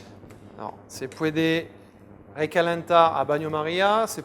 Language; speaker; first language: Spanish; non-native, fluent; French